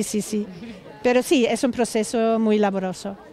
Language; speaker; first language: Spanish; non-native, fluent; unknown